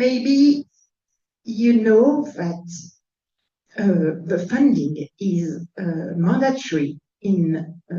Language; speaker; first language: English; non-native, fluent; French